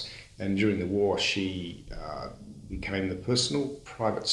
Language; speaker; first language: English; native; English